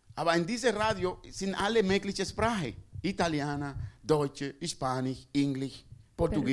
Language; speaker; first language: German; non-native, learner; Spanish